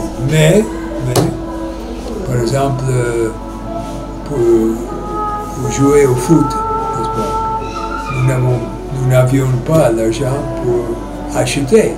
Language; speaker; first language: French; non-native, fluent; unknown